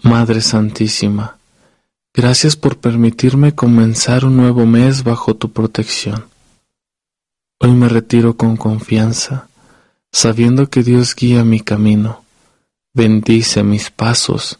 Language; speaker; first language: Spanish; native; Spanish